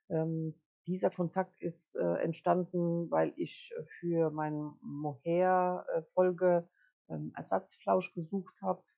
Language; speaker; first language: German; native; German